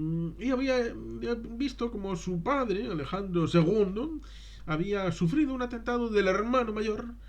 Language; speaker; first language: Spanish; native; Spanish